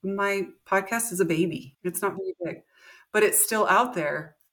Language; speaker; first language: English; native; English